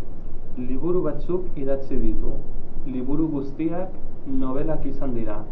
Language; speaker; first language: Basque; non-native, learner; Catalan